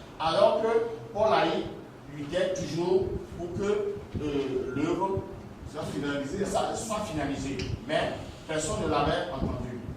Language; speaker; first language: French; non-native, local second language; Ewe